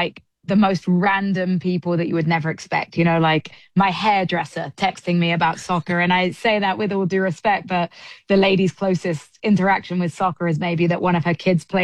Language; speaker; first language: English; native; English